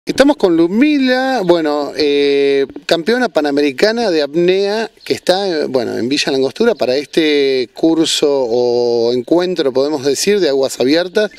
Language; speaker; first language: Spanish; native; Spanish